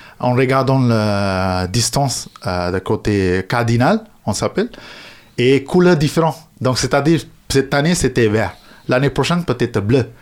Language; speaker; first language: French; non-native, fluent; Sinhala